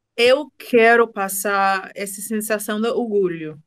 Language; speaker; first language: Portuguese; non-native, fluent; English